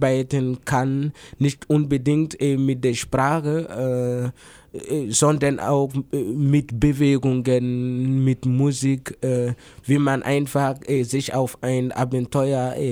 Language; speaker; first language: German; non-native, fluent; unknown